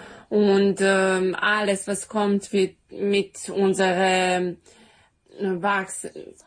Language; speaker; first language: German; non-native, learner; Serbian